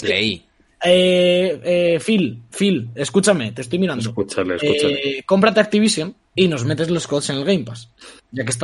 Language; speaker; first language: Spanish; native; Spanish